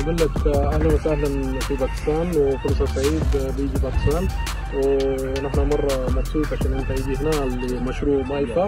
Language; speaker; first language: Arabic; non-native, learner; Urdu